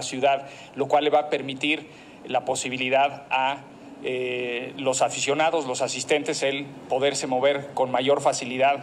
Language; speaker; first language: Spanish; native; Spanish